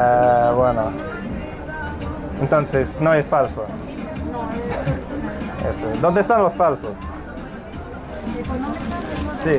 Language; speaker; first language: Spanish; non-native, fluent; English